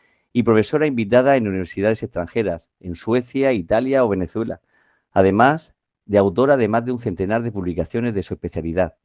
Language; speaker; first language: Spanish; native; Spanish